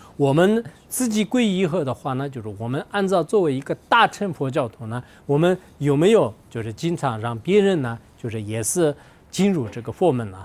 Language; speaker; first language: Chinese; non-native, local second language; Tibetan